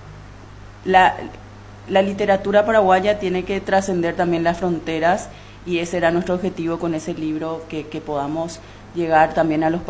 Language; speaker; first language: Spanish; non-native, local second language; Guarani